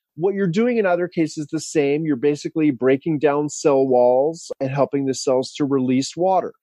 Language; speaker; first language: English; native; English